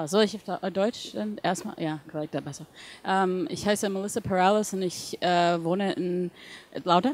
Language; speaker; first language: German; non-native, fluent; English